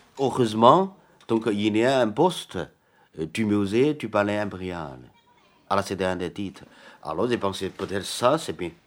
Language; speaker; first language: French; non-native, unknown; Chinese